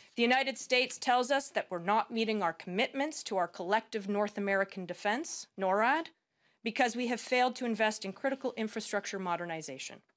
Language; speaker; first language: English; native; English